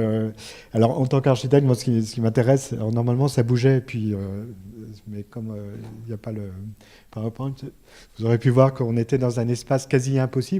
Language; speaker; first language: French; native; French